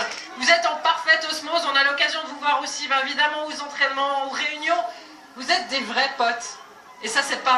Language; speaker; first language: French; native; French